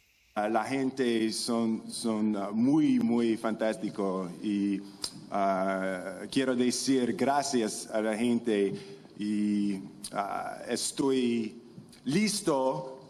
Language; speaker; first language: Spanish; non-native, learner; English